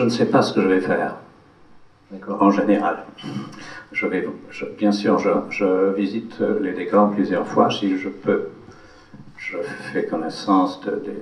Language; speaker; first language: French; non-native, fluent; English